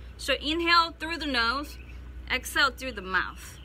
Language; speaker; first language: English; non-native, fluent; Korean